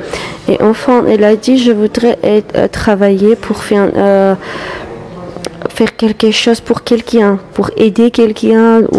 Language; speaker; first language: French; non-native, learner; Russian